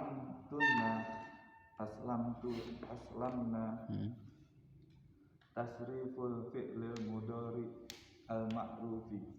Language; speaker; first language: Arabic; non-native, learner; Indonesian